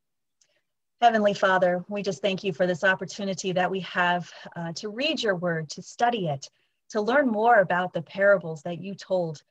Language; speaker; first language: English; native; English